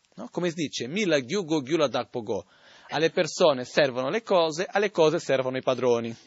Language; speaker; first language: Italian; non-native, fluent; Portuguese